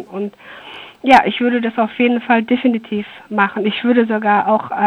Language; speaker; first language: German; early bilingual, other home language; Persian